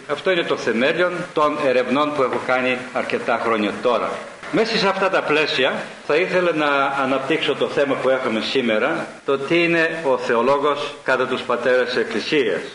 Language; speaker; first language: Greek; early bilingual, heritage; Greek